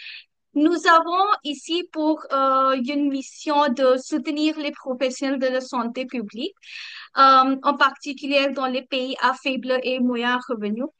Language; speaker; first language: French; non-native, learner; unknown